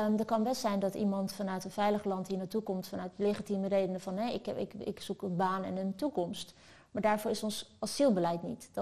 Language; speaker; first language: Dutch; early bilingual, other home language; Turkish